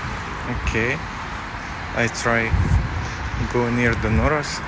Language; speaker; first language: English; non-native, learner; Arabic